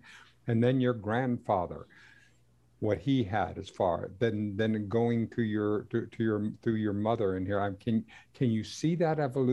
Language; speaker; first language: English; non-native, fluent; Spanish